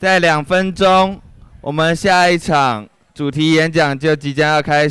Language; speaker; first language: Chinese; native; Chinese